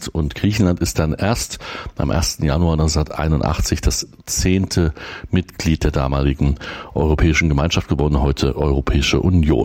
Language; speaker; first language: German; native; German